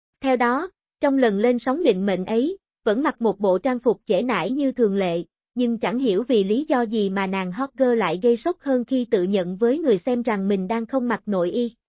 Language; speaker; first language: Vietnamese; native; Vietnamese